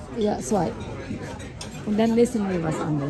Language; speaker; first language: German; non-native, fluent; Indonesian